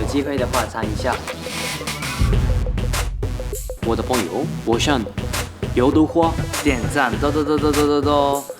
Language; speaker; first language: Chinese; non-native, learner; Japanese